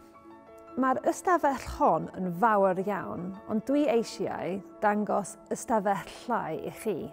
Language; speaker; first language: Welsh; non-native, learner; English